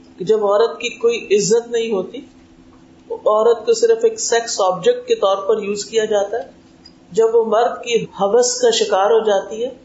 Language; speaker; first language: Urdu; native; Urdu